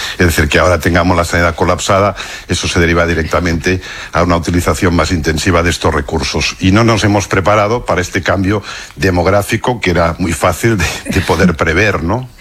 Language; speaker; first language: Spanish; non-native, local second language; Catalan